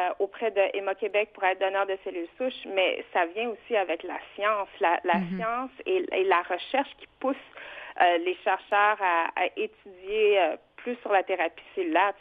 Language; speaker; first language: French; early bilingual, other home language; Vietnamese